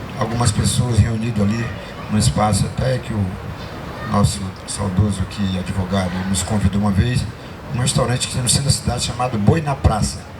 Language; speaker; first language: Portuguese; non-native, local second language; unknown